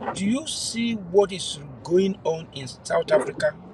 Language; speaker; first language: English; non-native, local second language; Yoruba